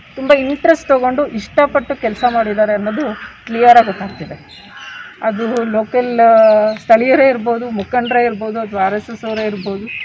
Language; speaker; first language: Kannada; native; Kannada